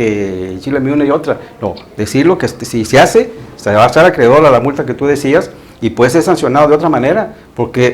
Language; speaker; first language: Spanish; native; Spanish